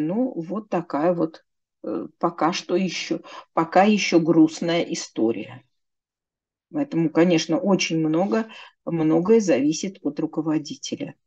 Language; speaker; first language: Russian; native; Russian